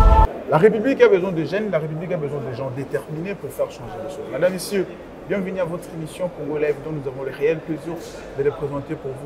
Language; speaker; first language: French; non-native, local second language; Lingala